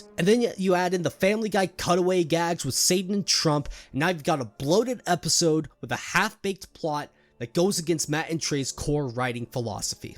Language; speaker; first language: English; native; English